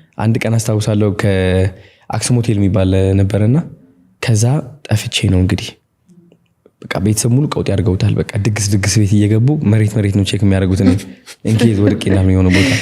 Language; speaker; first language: Amharic; non-native, local second language; Tigrinya